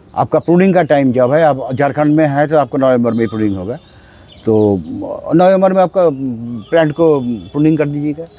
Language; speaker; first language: Hindi; non-native, local second language; Bangla